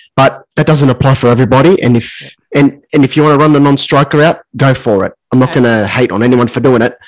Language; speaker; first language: English; native; English